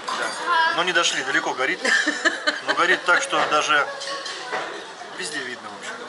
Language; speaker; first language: Russian; native; Russian